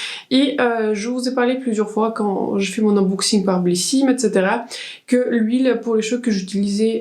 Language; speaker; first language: French; native; French